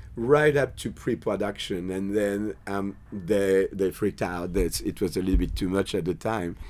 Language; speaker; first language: English; non-native, fluent; French